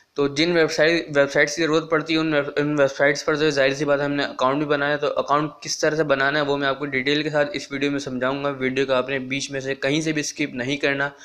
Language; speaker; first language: Urdu; non-native, local second language; Punjabi